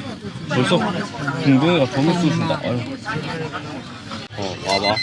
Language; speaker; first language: Korean; native; Korean